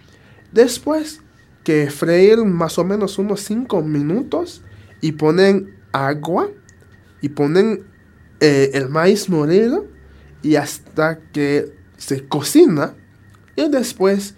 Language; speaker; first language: Spanish; non-native, fluent; Haitian Creole